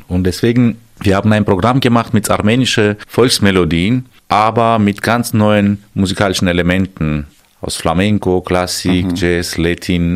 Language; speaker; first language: German; non-native, fluent; Armenian